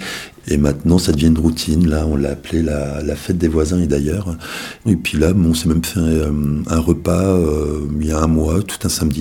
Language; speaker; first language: French; native; French